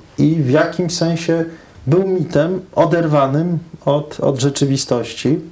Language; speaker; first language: Polish; early bilingual, heritage; Polish